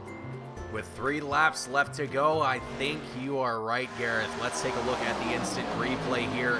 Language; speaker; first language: English; native; English